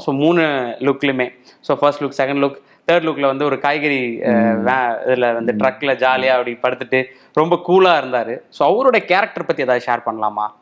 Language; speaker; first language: Tamil; native; Tamil